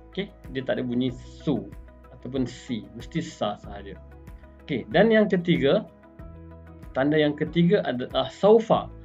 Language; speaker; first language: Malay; native; Malay